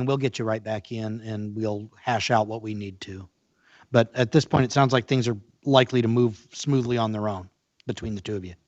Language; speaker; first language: English; native; English